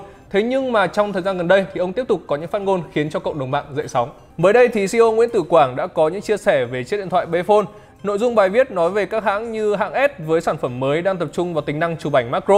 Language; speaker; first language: Vietnamese; native; Vietnamese